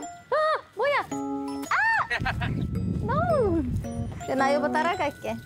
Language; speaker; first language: Korean; non-native, learner; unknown